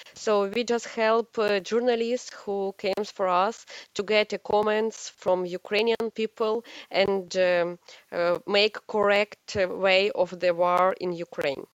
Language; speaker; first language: English; non-native, learner; Ukrainian